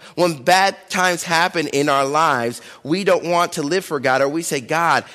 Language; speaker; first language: English; early bilingual, other home language; Akan